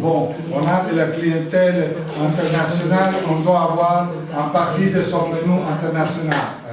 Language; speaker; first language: French; non-native, learner; Italian